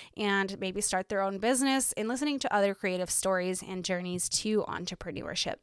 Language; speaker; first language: English; early bilingual, other home language; Ukrainian